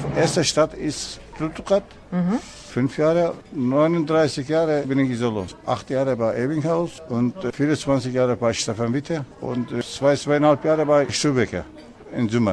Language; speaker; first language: German; non-native, learner; Turkish